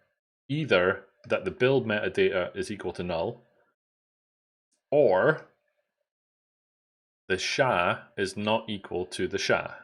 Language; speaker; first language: English; native; English